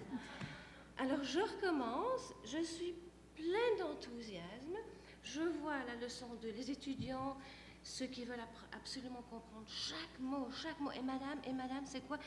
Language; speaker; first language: French; native; French